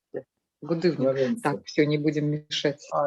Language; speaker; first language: Russian; native; Russian